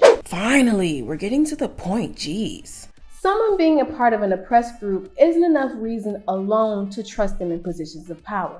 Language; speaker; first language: English; native; English